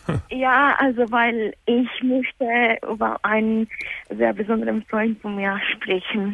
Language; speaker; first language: German; non-native, learner; Spanish